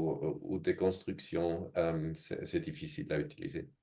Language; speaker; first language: French; non-native, fluent; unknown